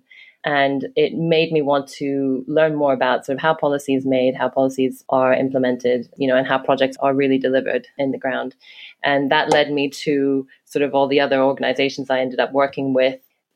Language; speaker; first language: English; non-native, local second language; Cantonese